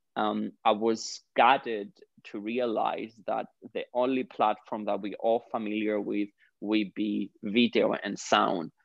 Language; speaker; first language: English; non-native, fluent; Greek